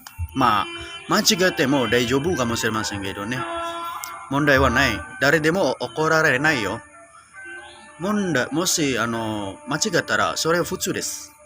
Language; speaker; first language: Japanese; non-native, learner; Indonesian